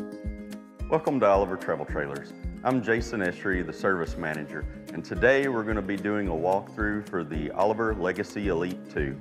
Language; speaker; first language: English; native; English